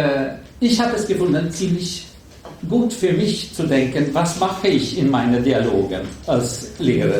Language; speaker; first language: German; non-native, learner; Swedish